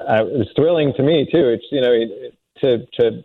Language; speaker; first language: English; native; English